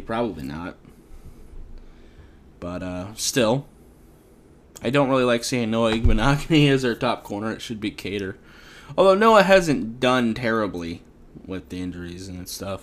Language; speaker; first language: English; native; English